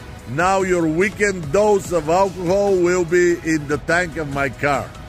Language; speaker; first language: English; non-native, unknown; Bulgarian